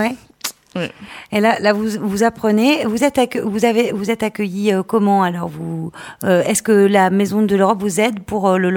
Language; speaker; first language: French; native; French